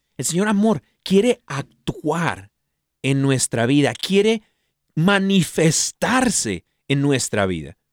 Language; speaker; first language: Spanish; early bilingual, heritage; Spanish